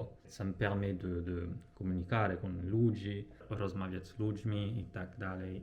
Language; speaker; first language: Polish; non-native, learner; Japanese